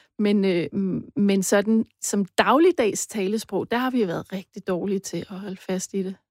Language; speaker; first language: Danish; native; Danish